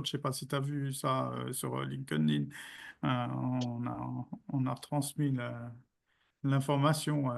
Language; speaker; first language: French; native; French